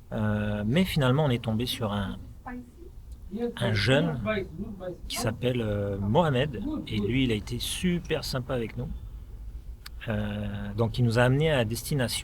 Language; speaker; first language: French; native; French